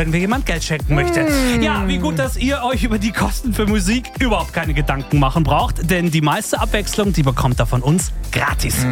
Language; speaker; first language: German; native; German